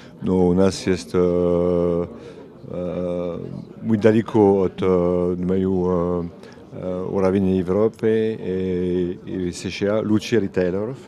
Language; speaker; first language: Russian; non-native, learner; French